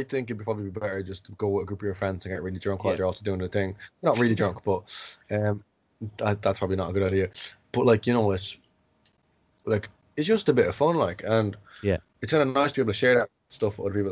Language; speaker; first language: English; native; English